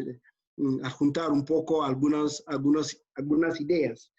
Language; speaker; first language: Spanish; non-native, fluent; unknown